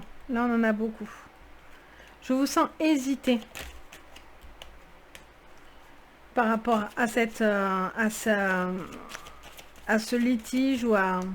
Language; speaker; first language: French; native; French